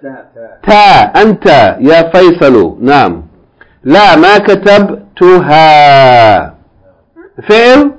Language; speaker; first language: Arabic; non-native, fluent; English